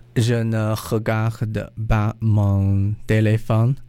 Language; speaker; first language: French; non-native, learner; Chinese